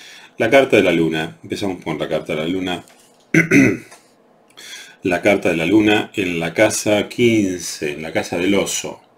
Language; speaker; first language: Spanish; native; Spanish